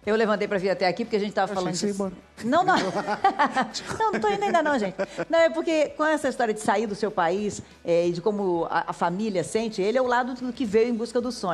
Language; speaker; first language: Portuguese; native; Portuguese